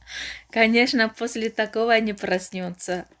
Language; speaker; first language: Russian; non-native, local second language; Tajik